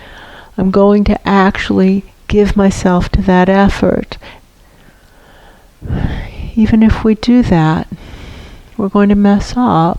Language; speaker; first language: English; native; English